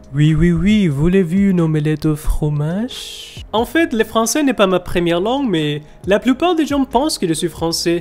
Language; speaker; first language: French; non-native, fluent; Spanish